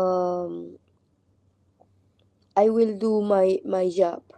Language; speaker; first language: English; non-native, learner; Spanish